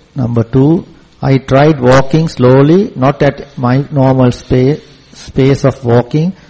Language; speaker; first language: English; non-native, local second language; Sinhala